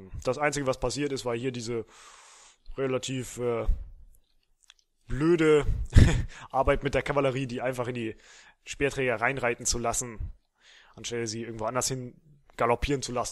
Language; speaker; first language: German; native; German